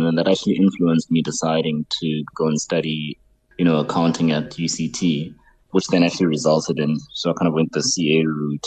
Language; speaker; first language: English; non-native, local second language; Xhosa